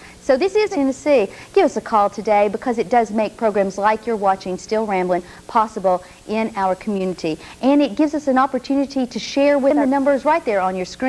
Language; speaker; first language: English; native; English